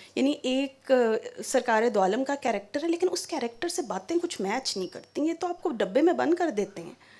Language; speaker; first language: Urdu; native; Urdu